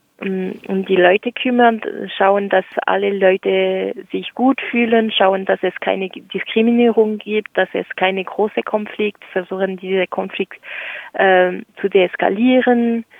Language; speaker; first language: German; non-native, local second language; French